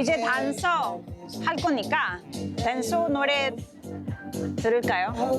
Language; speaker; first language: Korean; non-native, learner; Spanish